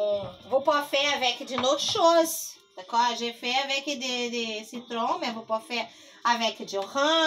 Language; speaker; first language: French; non-native, learner; Portuguese